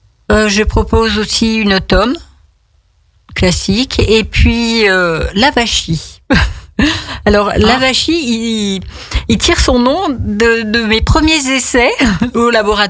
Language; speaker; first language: French; native; French